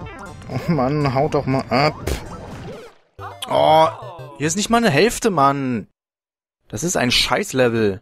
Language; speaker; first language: German; native; German